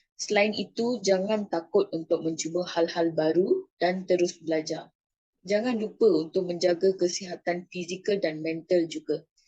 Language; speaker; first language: Malay; non-native, local second language; Tamil